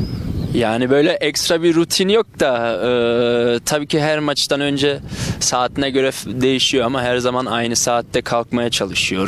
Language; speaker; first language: Turkish; early bilingual, other home language; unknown